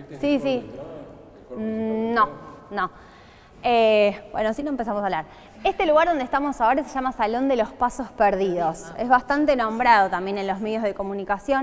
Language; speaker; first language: Spanish; native; Spanish